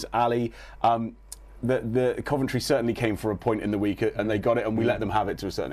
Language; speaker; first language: English; native; English